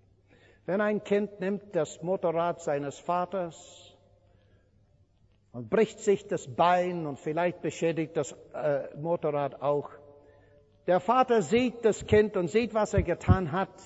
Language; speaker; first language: German; non-native, fluent; English